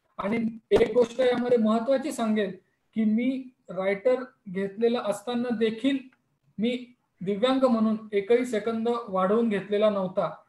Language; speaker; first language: Marathi; non-native, local second language; Hindi